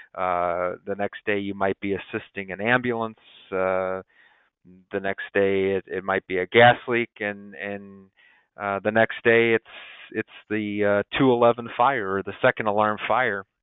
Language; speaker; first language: English; native; English